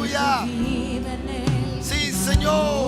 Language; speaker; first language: Spanish; native; Spanish